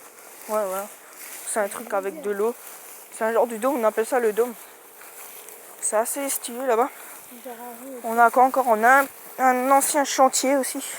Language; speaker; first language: French; native; French